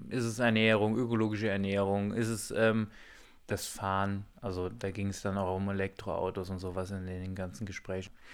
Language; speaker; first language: German; native; German